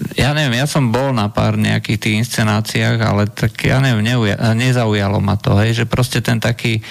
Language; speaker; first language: Slovak; native; Slovak